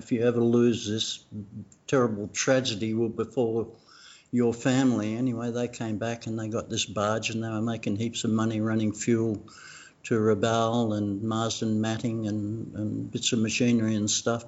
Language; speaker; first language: English; non-native, fluent; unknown